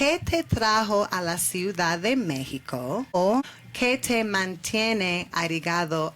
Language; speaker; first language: Spanish; non-native, learner; English